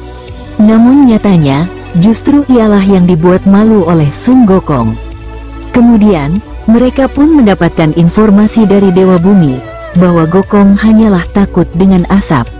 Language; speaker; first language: Indonesian; native; Indonesian